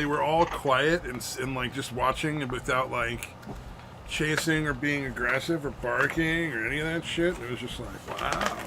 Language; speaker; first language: English; native; English